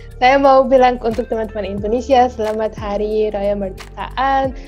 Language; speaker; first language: Indonesian; non-native, fluent; Arabic